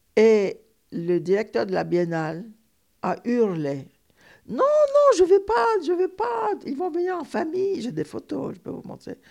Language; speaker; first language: French; non-native, fluent; Turkish